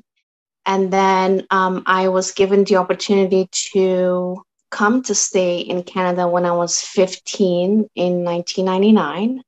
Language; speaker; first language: English; non-native, fluent; Portuguese